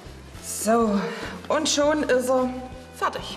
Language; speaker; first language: German; native; German